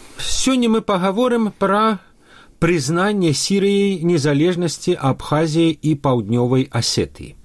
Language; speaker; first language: Belarusian; non-native, local second language; Russian